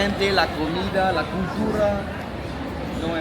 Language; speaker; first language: Spanish; non-native, learner; French